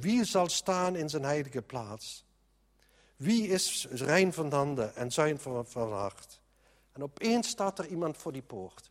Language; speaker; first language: Dutch; native; Dutch